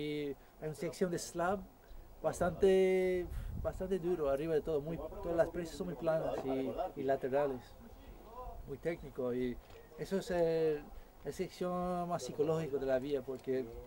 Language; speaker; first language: Spanish; non-native, fluent; English